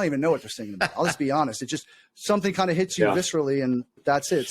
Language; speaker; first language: English; native; English